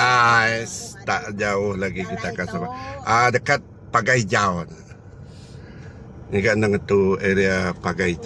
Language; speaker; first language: Malay; native; Malay